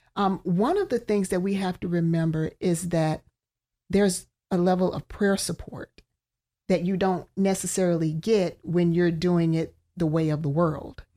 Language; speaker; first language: English; native; English